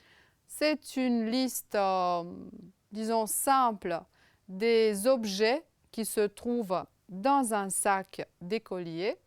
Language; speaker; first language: French; non-native, fluent; Romanian